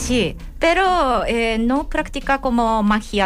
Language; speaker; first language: Catalan; non-native, learner; Japanese